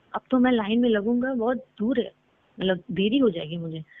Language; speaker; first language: Hindi; native; Hindi